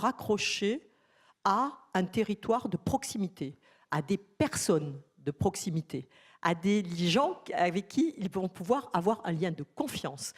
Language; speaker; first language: French; native; French